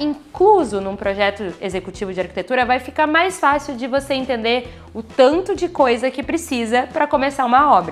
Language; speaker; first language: Portuguese; native; Portuguese